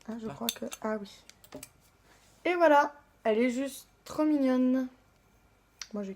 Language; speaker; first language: French; native; French